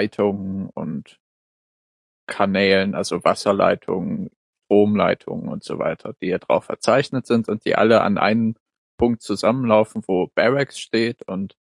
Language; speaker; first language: German; native; German